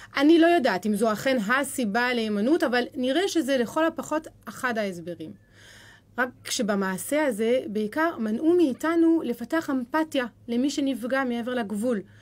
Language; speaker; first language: Hebrew; native; Hebrew